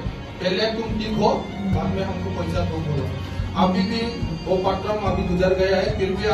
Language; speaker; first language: Hindi; non-native, local second language; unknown